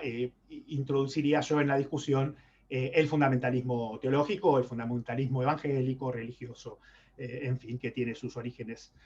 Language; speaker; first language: Spanish; native; Spanish